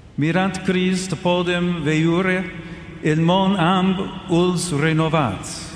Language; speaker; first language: Catalan; non-native, learner; English